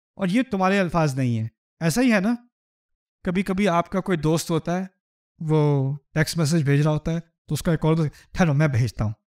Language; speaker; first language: Urdu; native; Urdu